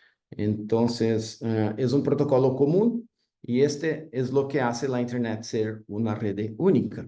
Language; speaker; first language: Spanish; non-native, fluent; Portuguese